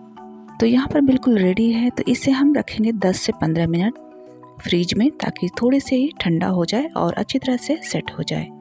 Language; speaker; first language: Hindi; native; Hindi